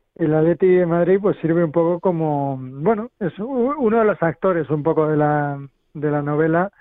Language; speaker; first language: Spanish; native; Spanish